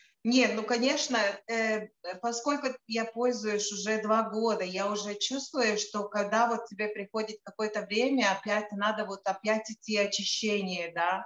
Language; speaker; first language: Russian; non-native, local second language; Latvian